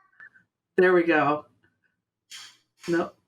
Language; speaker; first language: English; native; English